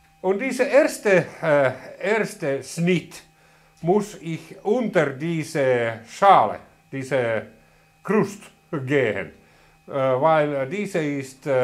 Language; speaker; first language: German; non-native, learner; Finnish